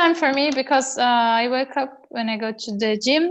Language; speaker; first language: English; non-native, learner; Portuguese